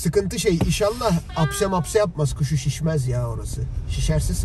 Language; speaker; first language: Turkish; native; Turkish